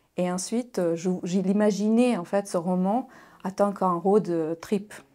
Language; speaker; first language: French; non-native, fluent; Bosnian